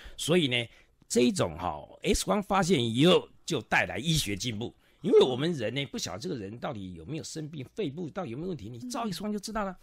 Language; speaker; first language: Chinese; native; Chinese